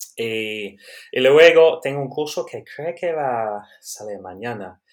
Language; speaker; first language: Spanish; non-native, learner; English